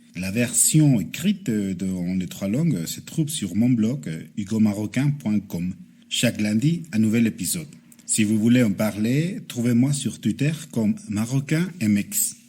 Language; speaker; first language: French; non-native, fluent; Spanish